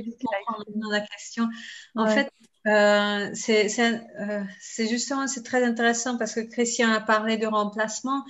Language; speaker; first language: French; non-native, fluent; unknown